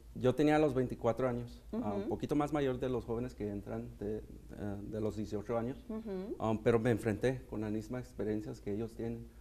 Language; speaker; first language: Spanish; early bilingual, heritage; Spanish